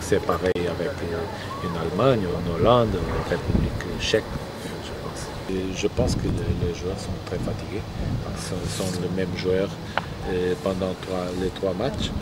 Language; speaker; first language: French; non-native, fluent; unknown